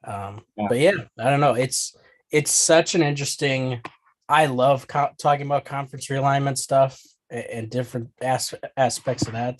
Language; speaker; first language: English; native; English